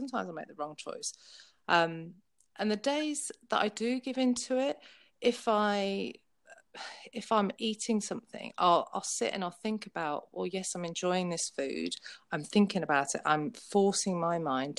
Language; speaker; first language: English; native; English